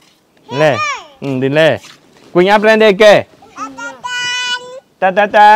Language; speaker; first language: Vietnamese; native; Vietnamese